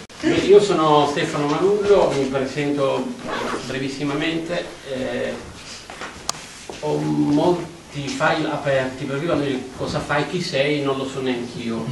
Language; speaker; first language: Italian; native; Italian